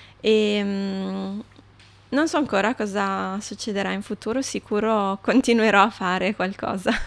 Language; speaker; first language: Italian; native; Italian